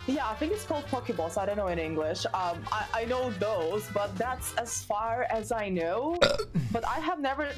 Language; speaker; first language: English; non-native, fluent; Russian